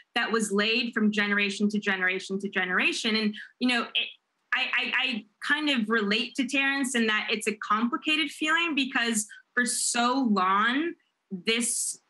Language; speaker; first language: English; native; English